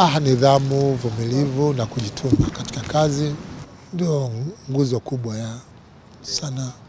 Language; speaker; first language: Swahili; native; Swahili